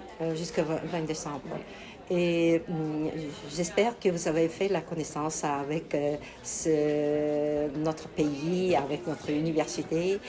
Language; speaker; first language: French; non-native, fluent; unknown